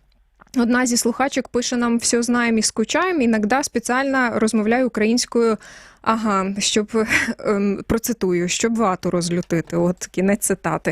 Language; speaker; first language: Ukrainian; native; Ukrainian